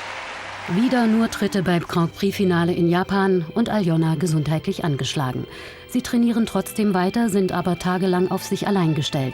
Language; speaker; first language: German; native; German